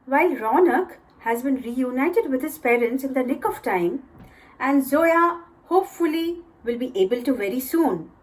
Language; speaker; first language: English; non-native, local second language; Bangla